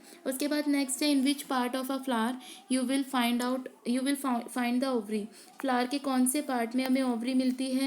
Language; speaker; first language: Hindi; native; Hindi